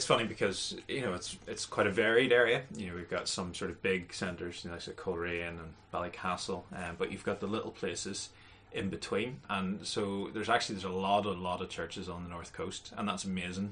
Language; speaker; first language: English; native; English